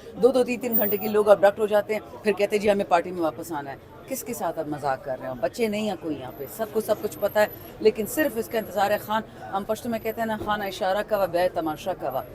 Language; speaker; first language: Urdu; non-native, local second language; Pashto